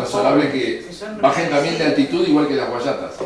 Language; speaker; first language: Spanish; native; Spanish